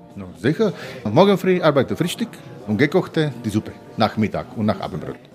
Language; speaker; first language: German; non-native, learner; Czech